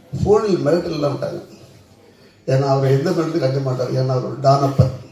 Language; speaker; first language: Tamil; native; Tamil